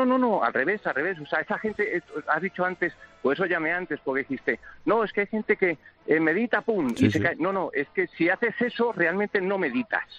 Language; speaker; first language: Spanish; native; Spanish